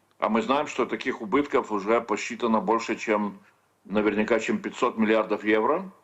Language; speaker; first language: Russian; non-native, fluent; Lithuanian